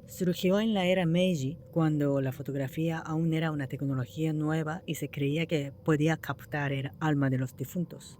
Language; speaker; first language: Spanish; non-native, fluent; Japanese